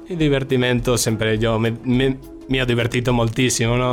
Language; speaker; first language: Italian; non-native, fluent; Spanish